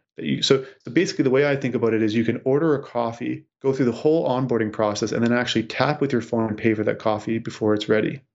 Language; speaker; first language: English; native; English